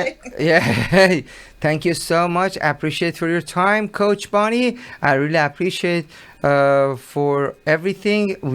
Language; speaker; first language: English; non-native, learner; Persian